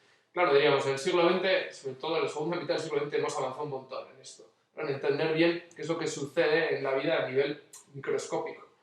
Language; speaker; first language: Spanish; native; Spanish